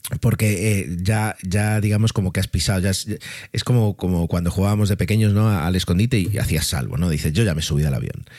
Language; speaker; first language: Spanish; native; Spanish